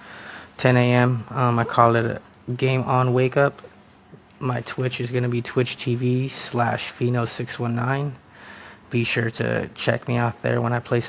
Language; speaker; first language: English; early bilingual, other home language; Spanish